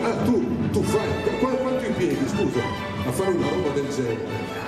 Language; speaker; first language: Italian; native; Italian